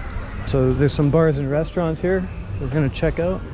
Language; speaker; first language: English; native; English